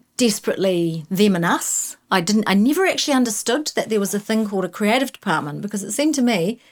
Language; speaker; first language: English; native; English